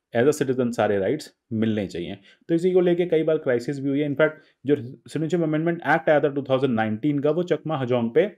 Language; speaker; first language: Hindi; native; Hindi